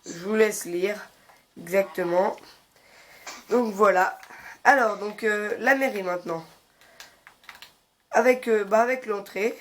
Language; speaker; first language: French; native; French